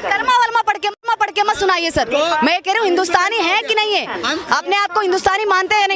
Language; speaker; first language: Hindi; native; Hindi